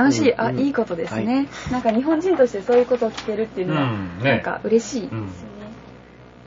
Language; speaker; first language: Japanese; native; Japanese